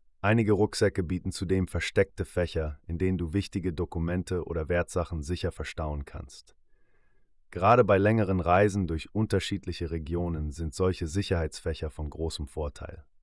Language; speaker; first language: German; native; German